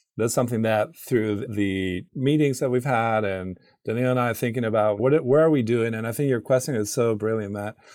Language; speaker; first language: English; non-native, fluent; Spanish